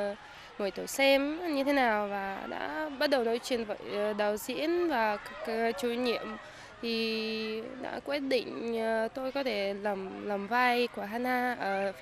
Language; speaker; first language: Vietnamese; non-native, fluent; Russian